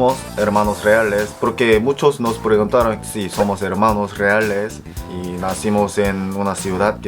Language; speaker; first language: Spanish; non-native, fluent; Korean